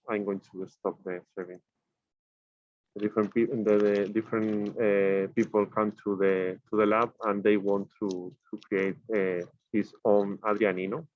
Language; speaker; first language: English; non-native, learner; Spanish